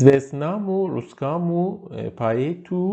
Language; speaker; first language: Russian; non-native, fluent; Persian